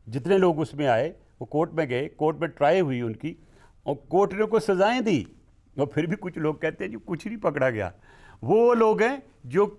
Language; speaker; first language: Urdu; non-native, local second language; Punjabi